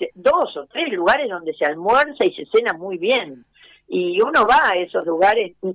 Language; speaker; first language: Spanish; native; Spanish